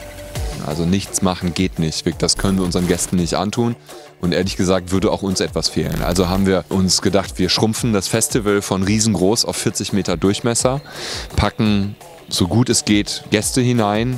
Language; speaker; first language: German; native; German